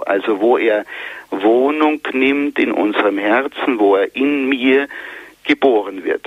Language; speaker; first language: German; native; German